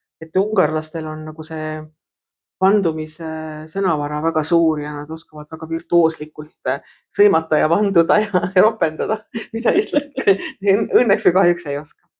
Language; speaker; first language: Estonian; native; Estonian